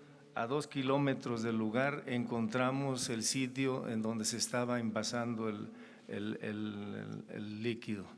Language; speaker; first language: Spanish; native; Spanish